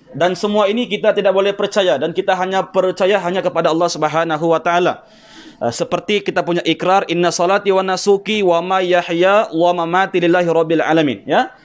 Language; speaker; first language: Malay; native; Malay